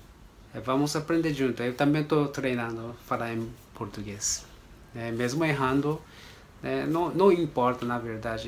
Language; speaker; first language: Portuguese; non-native, learner; Japanese